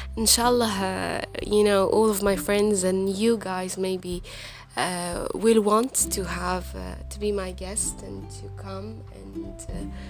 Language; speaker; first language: English; non-native, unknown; Arabic